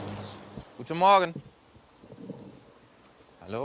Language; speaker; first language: German; non-native, learner; Dutch